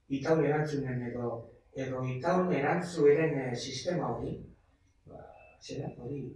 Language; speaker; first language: Basque; native; Basque